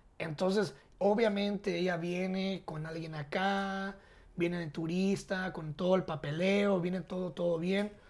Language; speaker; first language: Spanish; early bilingual, heritage; Spanish